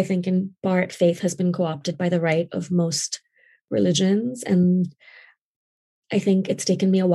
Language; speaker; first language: English; non-native, local second language; Urdu